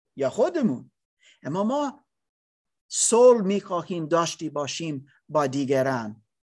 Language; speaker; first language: Persian; non-native, learner; English